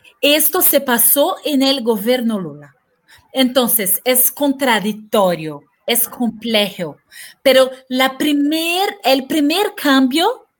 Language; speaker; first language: Spanish; non-native, fluent; Portuguese